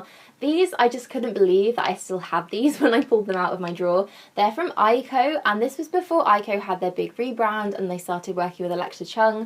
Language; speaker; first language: English; native; English